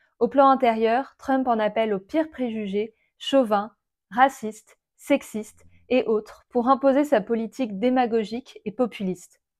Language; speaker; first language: French; native; French